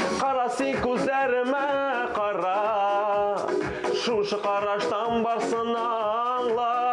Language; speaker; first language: Tatar; early bilingual, other home language; Armenian